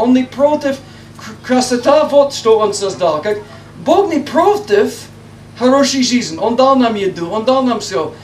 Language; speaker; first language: Russian; non-native, learner; English